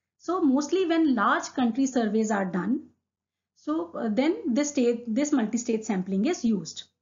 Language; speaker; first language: English; non-native, local second language; Hindi